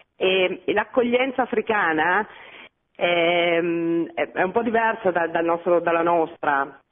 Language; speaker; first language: Italian; native; Italian